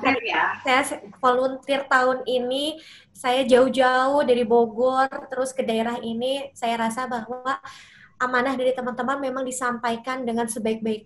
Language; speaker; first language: Indonesian; native; Indonesian